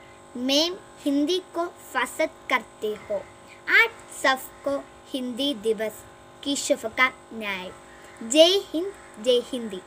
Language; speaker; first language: Hindi; non-native, local second language; Malayalam